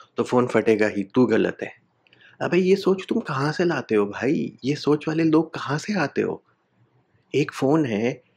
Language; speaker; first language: Hindi; native; Hindi